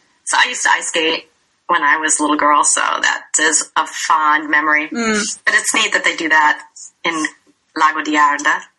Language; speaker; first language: English; native; English